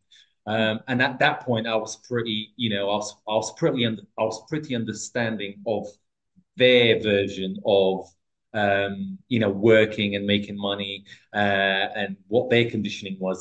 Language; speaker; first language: English; early bilingual, other home language; Portuguese